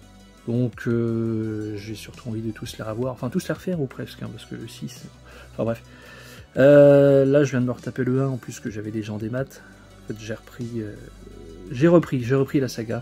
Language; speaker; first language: French; native; French